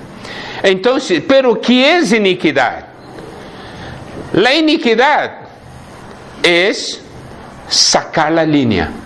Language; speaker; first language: Spanish; non-native, fluent; Portuguese